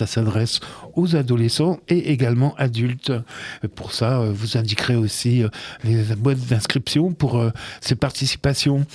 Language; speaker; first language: French; native; French